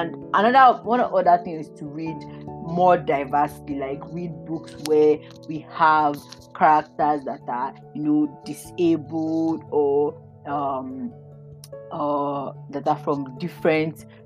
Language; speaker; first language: English; non-native, local second language; Yoruba